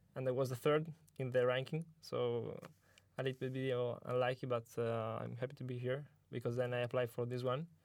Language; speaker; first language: English; non-native, learner; Italian